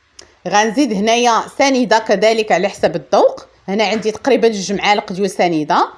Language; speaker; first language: Arabic; native; Arabic